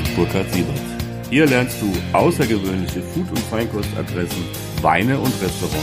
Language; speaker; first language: German; native; German